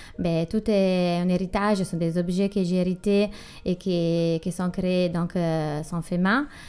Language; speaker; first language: French; non-native, fluent; Italian